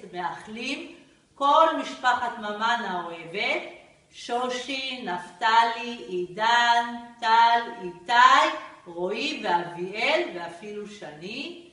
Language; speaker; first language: Hebrew; native; Hebrew